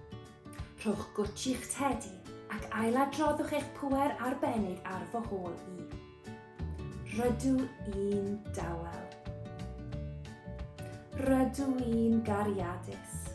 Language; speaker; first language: Welsh; non-native, local second language; English